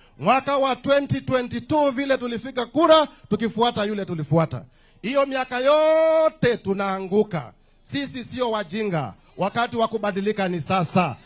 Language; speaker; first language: Swahili; non-native, local second language; Kamba